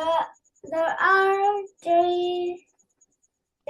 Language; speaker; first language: English; non-native, learner; Indonesian